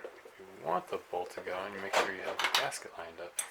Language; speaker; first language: English; native; English